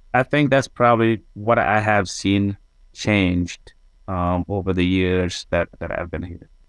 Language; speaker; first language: English; non-native, fluent; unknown